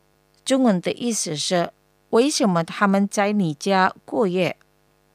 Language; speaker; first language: Chinese; early bilingual, heritage; Chinese